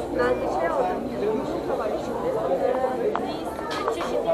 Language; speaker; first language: Turkish; non-native, local second language; Kyrgyz